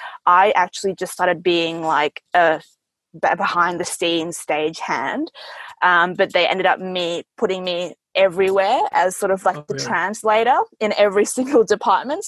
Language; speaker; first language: English; early bilingual, other home language; Indonesian